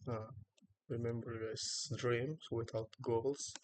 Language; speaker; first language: English; non-native, learner; Indonesian